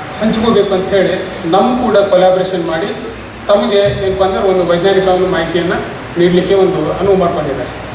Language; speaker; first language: Kannada; native; Kannada